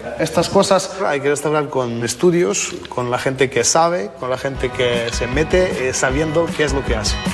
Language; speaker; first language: Spanish; non-native, fluent; Ukrainian